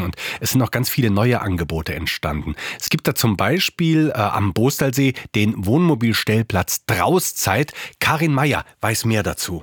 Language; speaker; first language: German; native; German